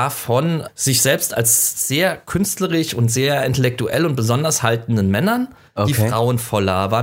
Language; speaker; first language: German; native; German